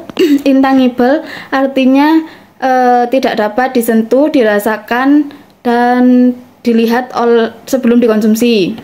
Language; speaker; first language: Indonesian; native; Indonesian